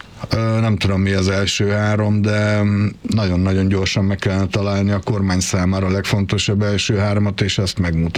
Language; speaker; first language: Hungarian; native; Hungarian